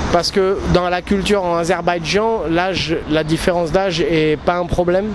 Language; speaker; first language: French; native; French